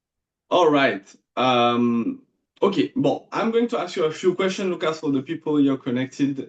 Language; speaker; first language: English; non-native, fluent; French